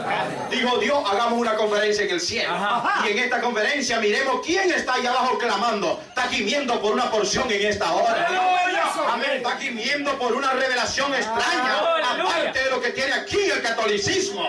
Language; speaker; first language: Spanish; native; Spanish